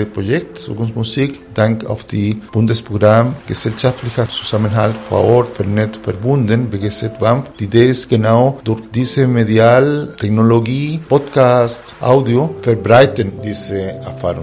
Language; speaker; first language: German; non-native, fluent; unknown